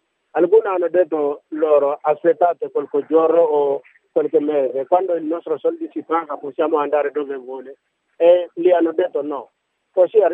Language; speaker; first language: Italian; non-native, learner; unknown